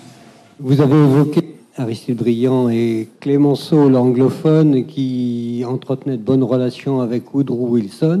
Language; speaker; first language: French; native; French